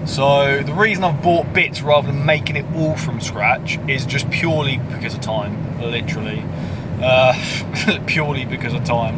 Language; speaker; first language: English; native; English